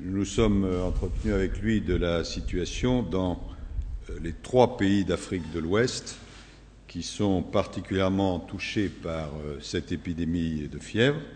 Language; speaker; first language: French; native; French